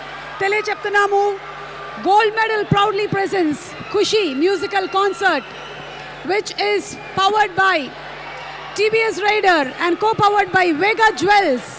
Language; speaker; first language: Telugu; native; Telugu